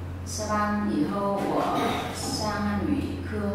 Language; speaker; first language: Chinese; non-native, learner; Vietnamese